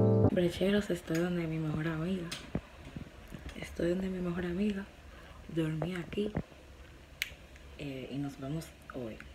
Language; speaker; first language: Spanish; native; Spanish